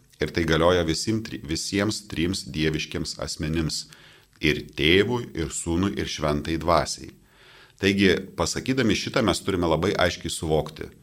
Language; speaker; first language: Lithuanian; non-native, local second language; Polish